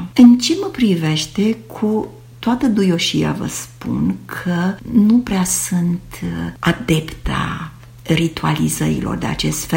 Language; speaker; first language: Romanian; native; Romanian